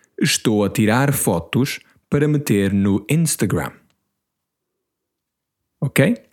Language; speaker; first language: Portuguese; non-native, learner; English